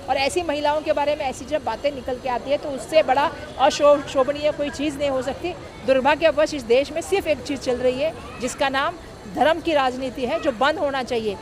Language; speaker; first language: Hindi; non-native, local second language; Marathi